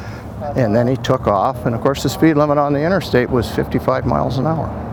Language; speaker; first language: English; native; English